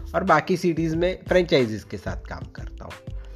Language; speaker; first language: Hindi; non-native, local second language; Marathi